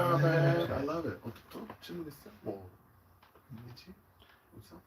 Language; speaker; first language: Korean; non-native, learner; English